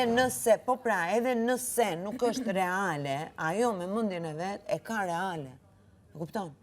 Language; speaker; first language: Albanian; native; Albanian